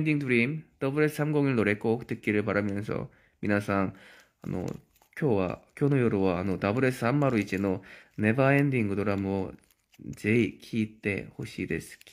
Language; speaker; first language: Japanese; non-native, fluent; Korean